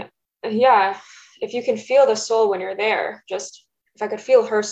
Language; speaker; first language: English; early bilingual, other home language; Russian